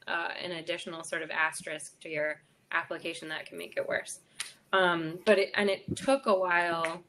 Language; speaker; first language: English; native; English